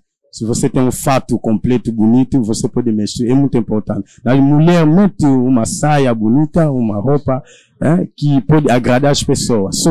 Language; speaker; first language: Portuguese; non-native, learner; Lingala